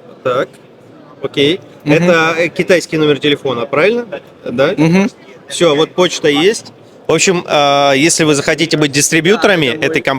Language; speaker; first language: Russian; native; Russian